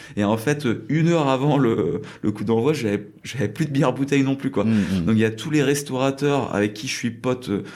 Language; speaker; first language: French; native; French